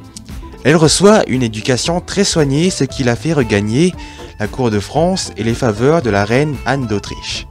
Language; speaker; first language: French; native; French